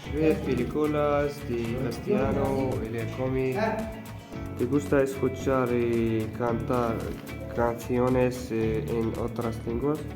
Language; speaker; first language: Spanish; non-native, learner; Arabic